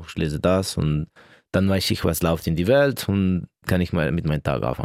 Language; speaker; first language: German; non-native, local second language; French